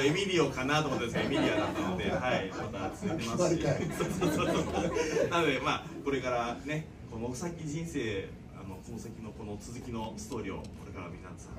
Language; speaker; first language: Japanese; native; Japanese